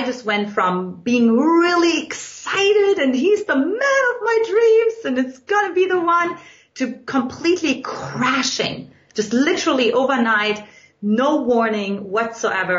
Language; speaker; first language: English; non-native, fluent; German